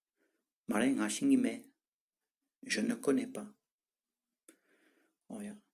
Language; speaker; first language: French; non-native, fluent; Tibetan